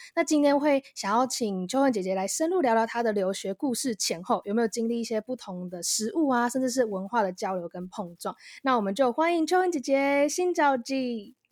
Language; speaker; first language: Chinese; native; Chinese